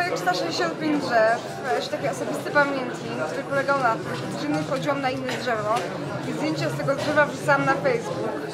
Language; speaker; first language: Polish; native; Polish